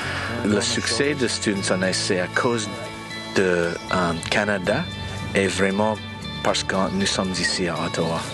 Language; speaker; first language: French; non-native, learner; English